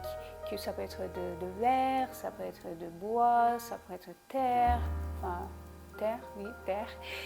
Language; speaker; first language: French; non-native, fluent; Turkish